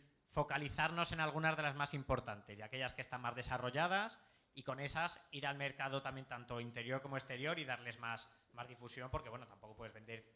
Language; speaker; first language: Spanish; native; Spanish